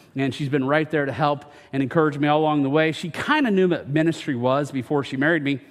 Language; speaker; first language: English; native; English